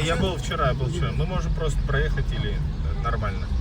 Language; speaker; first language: Russian; non-native, fluent; Latvian